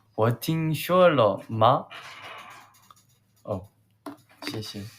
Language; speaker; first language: Chinese; non-native, learner; Korean